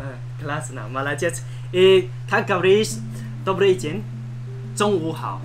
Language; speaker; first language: Russian; non-native, learner; Chinese